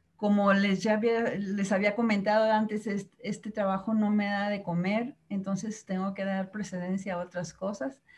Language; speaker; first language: Spanish; native; Spanish